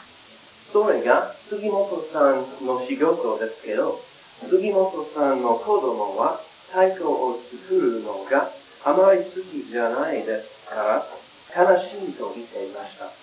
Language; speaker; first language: Japanese; non-native, learner; English